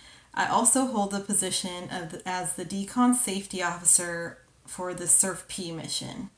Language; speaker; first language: English; native; English